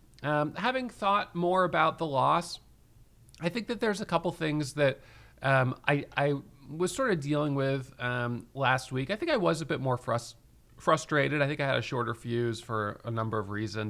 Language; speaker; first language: English; native; English